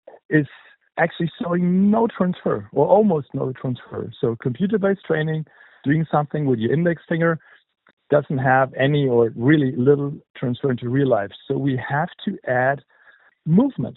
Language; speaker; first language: English; non-native, fluent; German